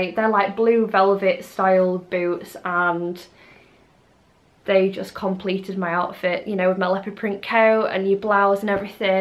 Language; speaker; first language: English; native; English